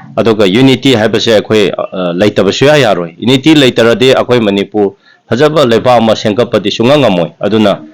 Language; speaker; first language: Manipuri; non-native, local second language; Tangkhul Naga (India)